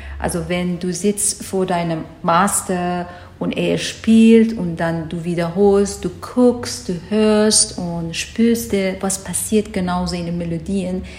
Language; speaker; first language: German; non-native, learner; Persian